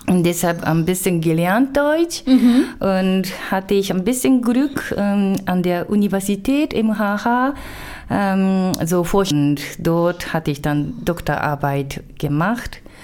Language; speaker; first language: German; non-native, learner; Japanese